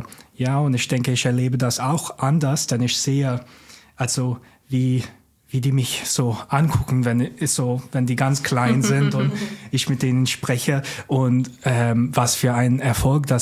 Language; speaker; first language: German; non-native, fluent; English